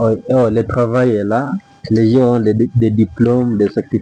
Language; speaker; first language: French; non-native, learner; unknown